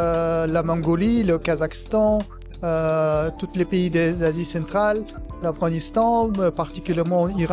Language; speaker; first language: French; non-native, fluent; Kazakh